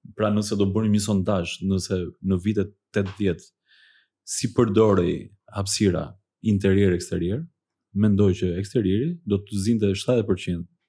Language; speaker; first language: Albanian; early bilingual, heritage; Albanian